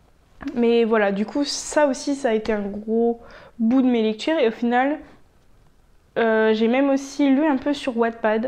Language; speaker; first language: French; native; French